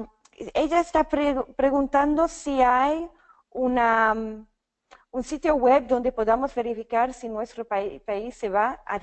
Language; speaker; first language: Spanish; non-native, fluent; English